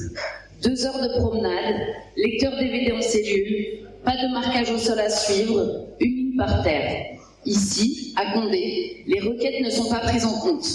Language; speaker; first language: French; native; French